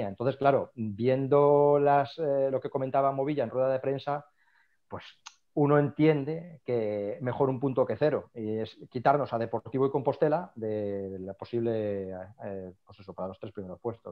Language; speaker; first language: Spanish; native; Spanish